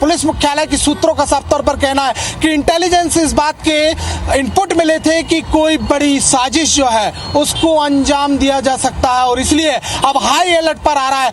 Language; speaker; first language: Hindi; native; Hindi